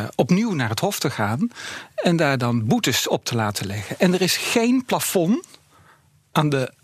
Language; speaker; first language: Dutch; native; Dutch